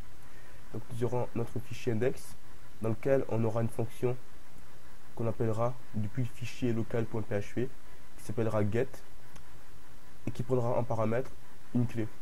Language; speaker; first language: French; native; French